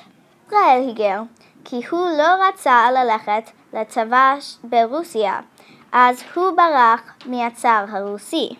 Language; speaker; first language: Hebrew; non-native, learner; English